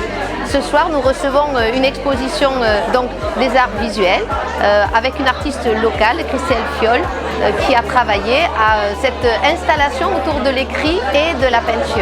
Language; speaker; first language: French; native; French